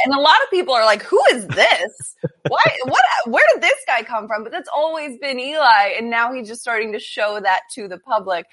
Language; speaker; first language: English; native; English